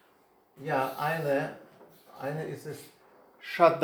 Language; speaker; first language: German; non-native, learner; Russian